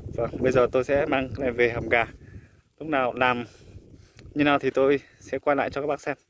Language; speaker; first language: Vietnamese; non-native, local second language; Iu Mien